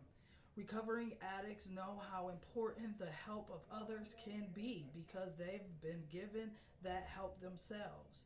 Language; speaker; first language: English; native; English